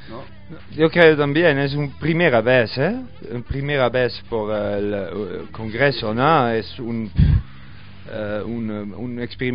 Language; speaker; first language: Spanish; non-native, learner; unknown